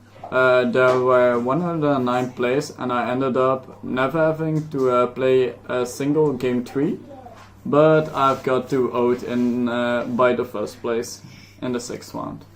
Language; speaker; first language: English; non-native, fluent; Dutch